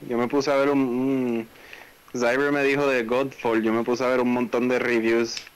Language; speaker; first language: Spanish; early bilingual, heritage; Spanish